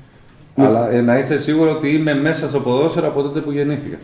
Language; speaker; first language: Greek; non-native, fluent; Spanish